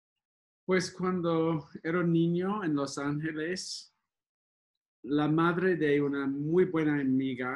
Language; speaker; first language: Spanish; non-native, fluent; English